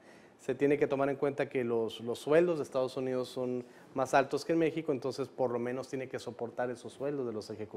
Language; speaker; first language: Spanish; native; Spanish